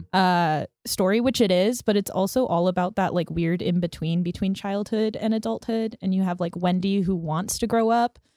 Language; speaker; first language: English; native; English